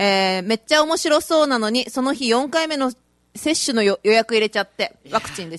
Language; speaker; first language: Japanese; native; Japanese